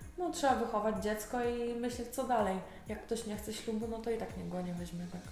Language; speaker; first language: Polish; native; Polish